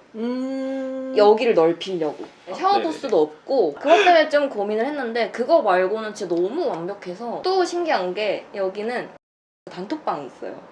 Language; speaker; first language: Korean; native; Korean